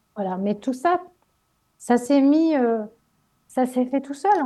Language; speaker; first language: French; native; French